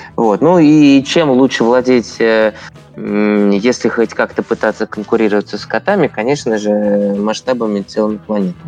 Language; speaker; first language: Russian; native; Russian